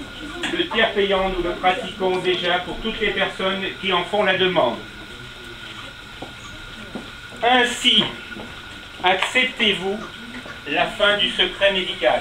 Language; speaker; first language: French; native; French